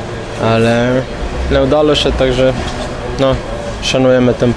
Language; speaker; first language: Polish; non-native, learner; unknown